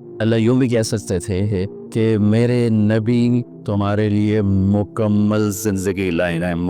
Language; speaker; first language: Urdu; non-native, local second language; Punjabi